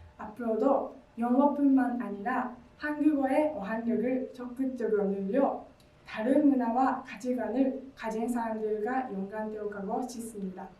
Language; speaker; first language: Korean; non-native, learner; Japanese